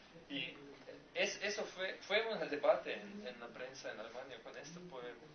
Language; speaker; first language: Spanish; non-native, learner; Slovenian